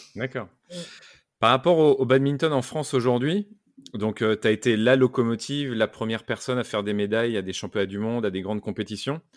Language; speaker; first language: French; native; French